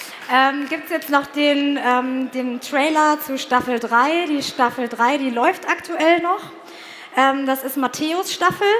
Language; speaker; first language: German; native; German